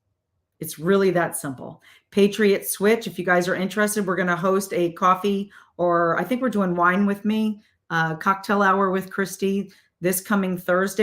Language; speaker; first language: English; native; English